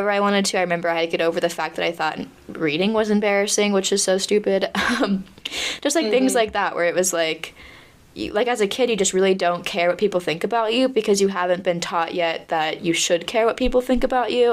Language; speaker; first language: English; native; English